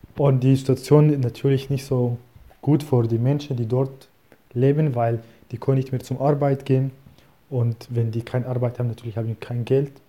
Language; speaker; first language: German; non-native, learner; Kurdish